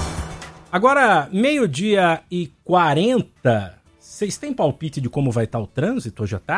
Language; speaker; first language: Portuguese; native; Portuguese